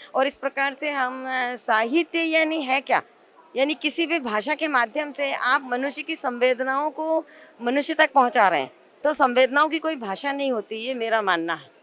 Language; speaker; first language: Hindi; native; Hindi